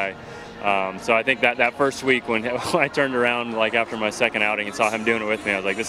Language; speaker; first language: English; native; English